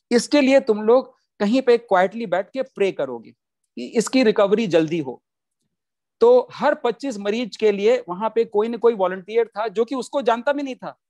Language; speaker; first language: Hindi; native; Hindi